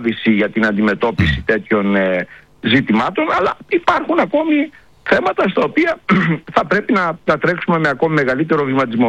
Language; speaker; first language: Greek; native; Greek